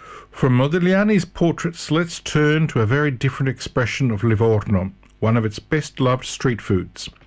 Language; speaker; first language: English; early bilingual, other home language; Italian